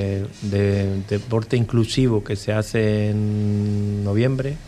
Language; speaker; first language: Spanish; native; Spanish